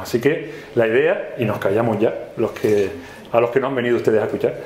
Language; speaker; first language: Spanish; native; Spanish